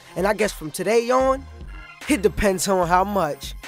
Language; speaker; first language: English; native; English